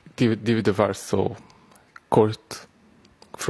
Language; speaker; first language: Swedish; non-native, learner; Arabic